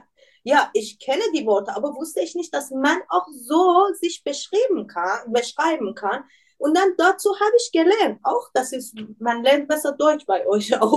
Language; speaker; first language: German; non-native, learner; Persian